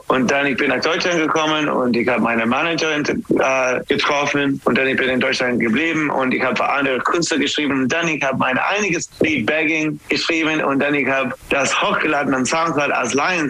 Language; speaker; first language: German; non-native, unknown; English